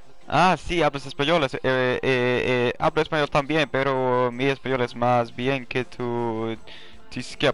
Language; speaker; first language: Spanish; non-native, learner; Swedish